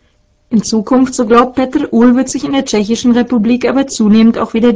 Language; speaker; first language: German; native; German